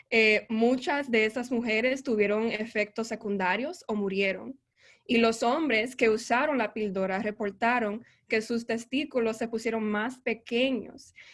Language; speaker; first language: Spanish; early bilingual, heritage; Spanish